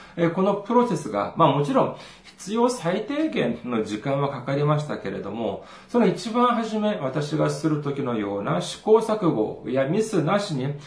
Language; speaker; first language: Japanese; non-native, fluent; Korean